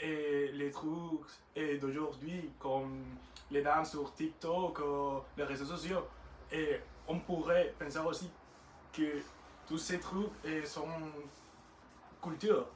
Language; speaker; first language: French; non-native, learner; Spanish